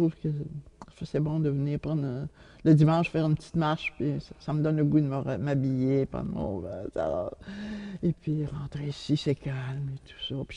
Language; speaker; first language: French; native; French